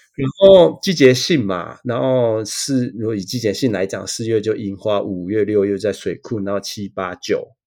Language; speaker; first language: Chinese; native; Chinese